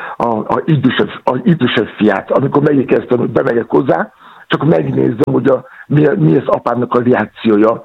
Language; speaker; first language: Hungarian; non-native, fluent; Yoruba